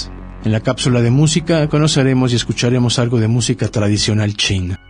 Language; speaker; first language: Spanish; native; Spanish